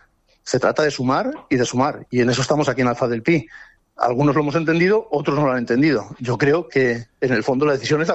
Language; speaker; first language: Spanish; native; Spanish